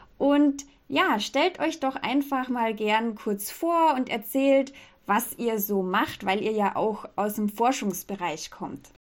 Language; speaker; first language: German; native; German